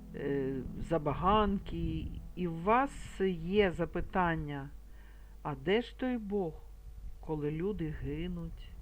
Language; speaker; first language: Ukrainian; native; Ukrainian